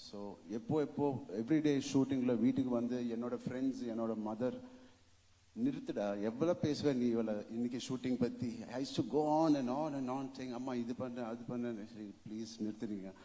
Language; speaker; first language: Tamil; non-native, local second language; Telugu